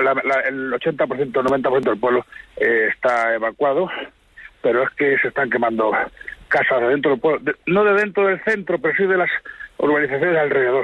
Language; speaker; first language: Spanish; native; Spanish